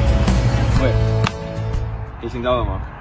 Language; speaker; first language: Chinese; non-native, learner; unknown